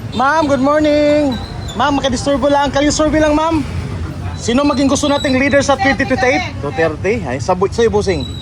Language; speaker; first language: Filipino; native; Filipino